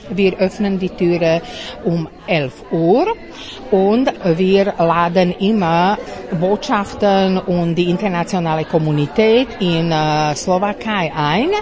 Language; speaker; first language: German; non-native, fluent; Slovak